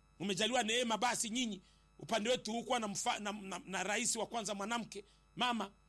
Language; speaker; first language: Swahili; native; Swahili